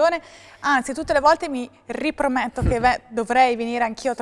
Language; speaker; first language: Italian; native; Italian